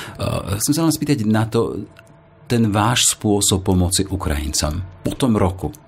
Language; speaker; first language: Slovak; native; Slovak